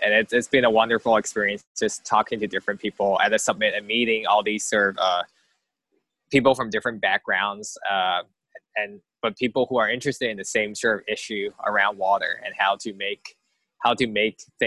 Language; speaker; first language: English; non-native, local second language; Cantonese